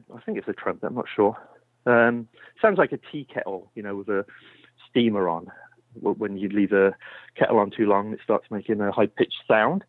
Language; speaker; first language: English; native; English